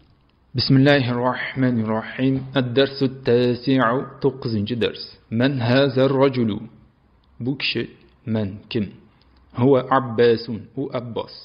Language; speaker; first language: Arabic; non-native, fluent; Uzbek